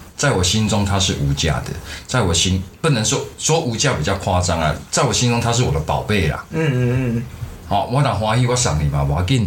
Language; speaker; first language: Chinese; non-native, local second language; Min Nan Chinese